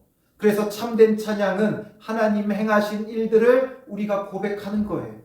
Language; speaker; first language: Korean; native; Korean